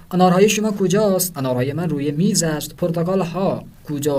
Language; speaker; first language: Persian; non-native, fluent; Urdu